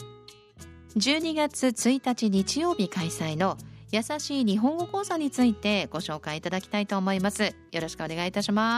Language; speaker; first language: Japanese; native; Japanese